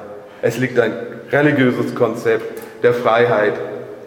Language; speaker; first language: German; native; German